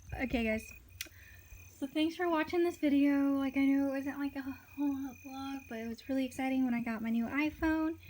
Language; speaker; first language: English; native; English